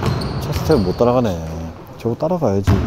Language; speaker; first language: Korean; native; Korean